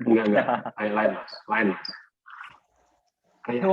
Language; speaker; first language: Indonesian; native; Indonesian